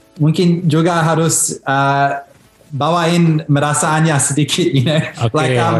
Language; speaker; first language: Indonesian; early bilingual, heritage; Indonesian